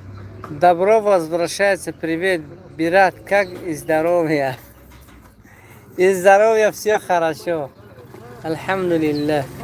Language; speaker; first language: Russian; non-native, learner; Tajik